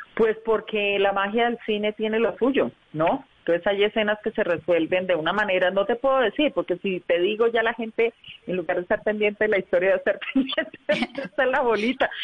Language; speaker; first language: Spanish; native; Spanish